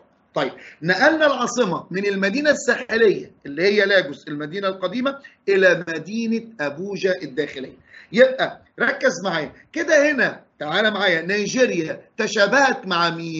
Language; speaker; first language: Arabic; native; Arabic